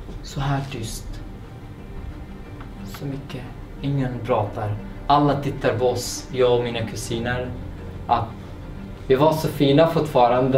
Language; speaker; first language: Swedish; non-native, fluent; Arabic